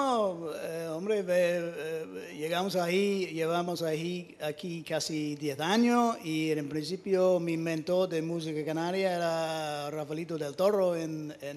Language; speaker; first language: Spanish; non-native, learner; English